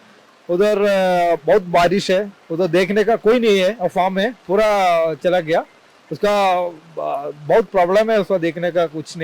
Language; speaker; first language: Hindi; non-native, local second language; Malayalam